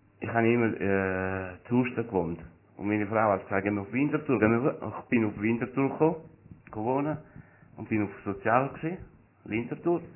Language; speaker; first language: German; non-native, learner; Italian